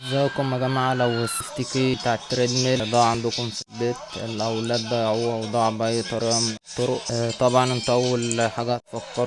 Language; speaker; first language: Arabic; native; Arabic